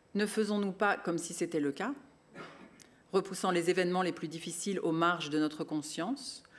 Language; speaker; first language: French; native; French